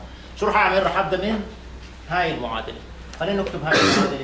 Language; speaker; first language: Arabic; native; Arabic